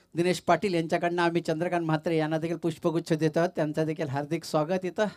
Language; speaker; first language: Marathi; native; Marathi